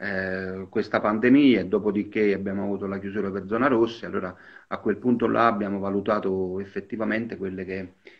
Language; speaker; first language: Italian; native; Italian